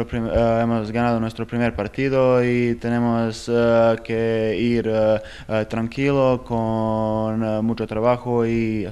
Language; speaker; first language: Spanish; non-native, fluent; Bosnian